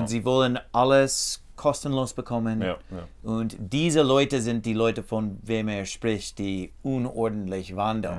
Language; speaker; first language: German; non-native, learner; English